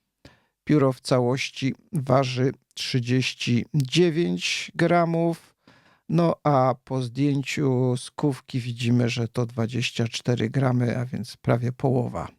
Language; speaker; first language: Polish; native; Polish